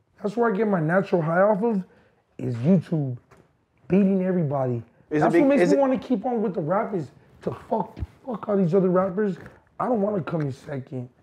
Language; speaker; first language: English; native; English